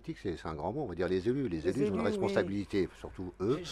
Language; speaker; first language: French; native; French